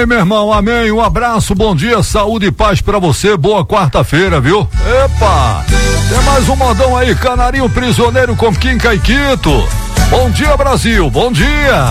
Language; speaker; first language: Portuguese; native; Portuguese